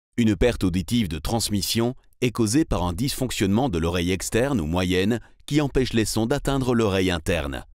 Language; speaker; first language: French; native; French